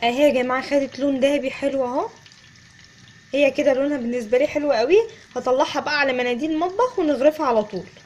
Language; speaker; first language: Arabic; native; Arabic